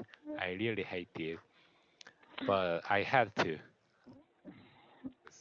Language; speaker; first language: English; non-native, learner; Korean